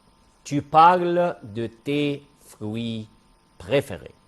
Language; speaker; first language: French; non-native, fluent; Arabic